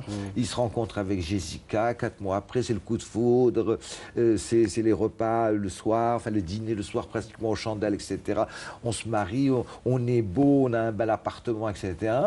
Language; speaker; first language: French; non-native, local second language; Arabic